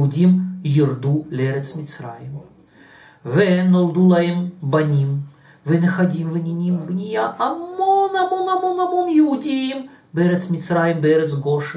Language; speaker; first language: Hebrew; non-native, fluent; Russian